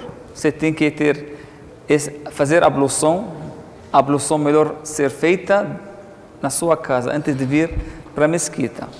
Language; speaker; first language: Portuguese; non-native, fluent; Arabic